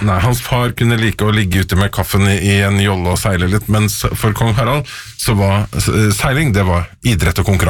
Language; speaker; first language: Norwegian; native; Norwegian